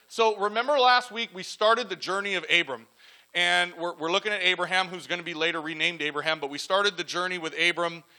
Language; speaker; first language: English; native; English